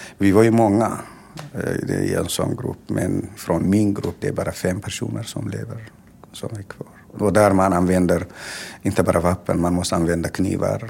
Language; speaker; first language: Swedish; non-native, fluent; Tigrinya